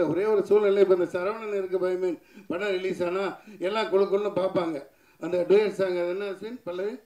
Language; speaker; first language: Tamil; native; Tamil